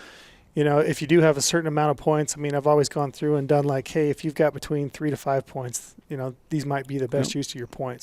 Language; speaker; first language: English; native; English